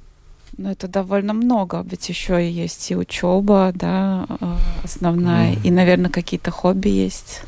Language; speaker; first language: Russian; native; Russian